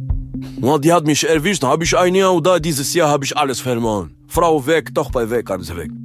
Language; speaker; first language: German; non-native, learner; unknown